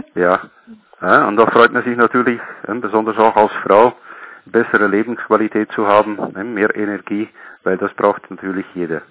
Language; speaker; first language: German; native; German